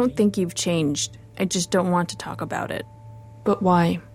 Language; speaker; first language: English; early bilingual, other home language; Chinese